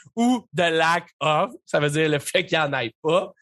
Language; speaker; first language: French; native; French